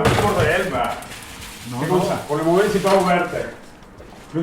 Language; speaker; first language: French; non-native, fluent; Spanish